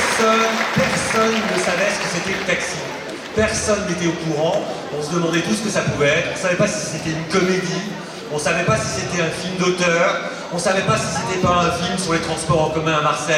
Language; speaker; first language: French; native; French